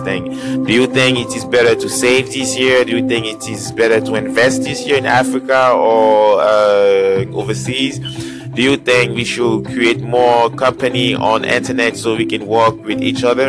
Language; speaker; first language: English; non-native, local second language; French